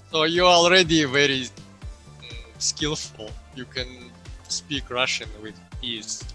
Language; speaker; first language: English; non-native, fluent; Russian